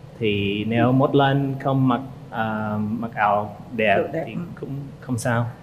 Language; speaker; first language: Vietnamese; non-native, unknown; English